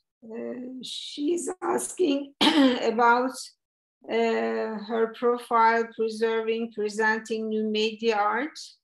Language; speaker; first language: English; non-native, fluent; Turkish